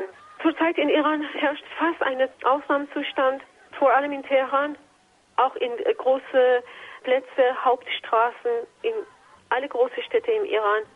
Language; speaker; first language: German; non-native, fluent; Persian